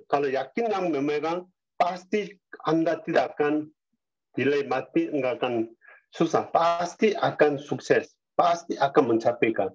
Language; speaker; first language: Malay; non-native, learner; Korean